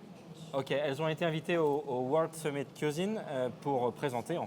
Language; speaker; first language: French; native; French